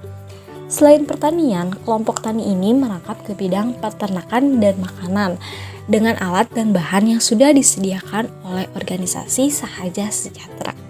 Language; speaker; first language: Indonesian; native; Indonesian